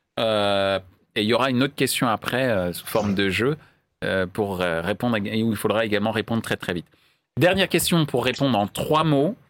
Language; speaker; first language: French; native; French